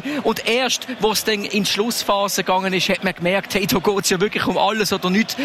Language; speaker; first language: German; native; German